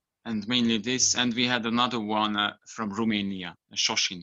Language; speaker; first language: English; non-native, fluent; Hungarian